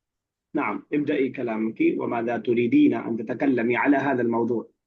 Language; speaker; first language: Arabic; non-native, fluent; Urdu